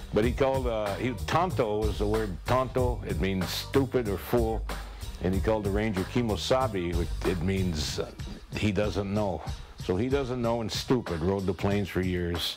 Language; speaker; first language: English; native; English